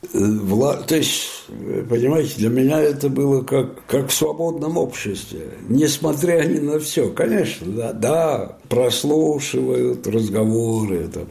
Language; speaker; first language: Russian; non-native, fluent; Italian